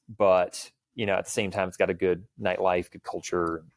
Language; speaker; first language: English; native; English